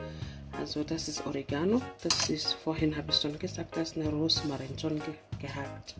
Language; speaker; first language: German; non-native, learner; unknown